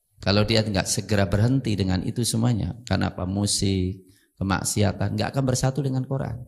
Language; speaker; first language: Indonesian; native; Indonesian